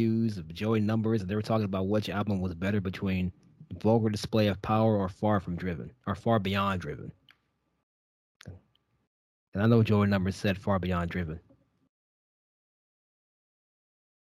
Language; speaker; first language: English; native; English